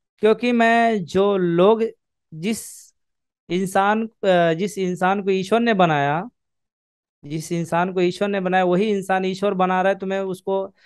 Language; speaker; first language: Hindi; native; Hindi